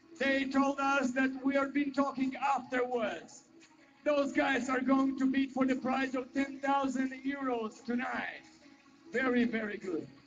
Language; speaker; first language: English; non-native, learner; Russian